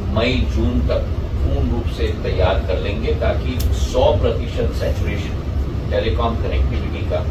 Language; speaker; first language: Hindi; native; Hindi